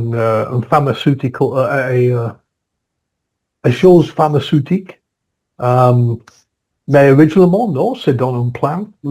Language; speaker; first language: French; non-native, learner; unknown